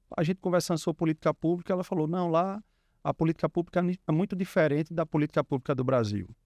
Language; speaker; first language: Portuguese; native; Portuguese